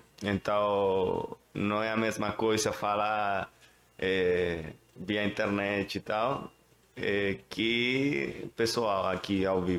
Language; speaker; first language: Portuguese; non-native, fluent; Spanish